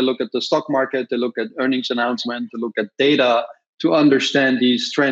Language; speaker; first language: English; non-native, fluent; German